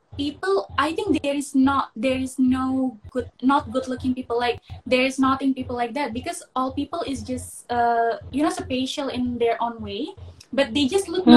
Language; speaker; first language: English; non-native, local second language; Indonesian